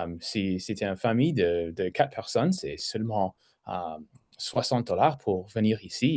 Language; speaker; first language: French; non-native, fluent; English